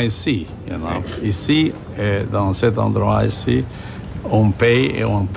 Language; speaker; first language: French; non-native, fluent; German